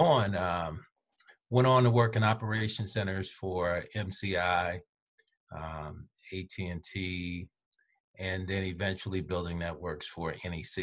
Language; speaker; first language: English; native; English